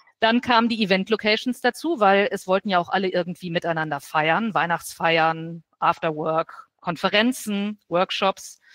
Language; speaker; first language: German; native; German